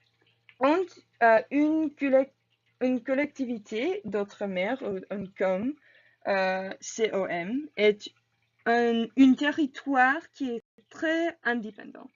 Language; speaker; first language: French; non-native, learner; English